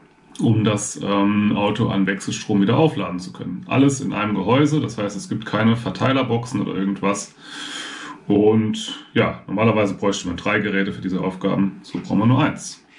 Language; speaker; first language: German; native; German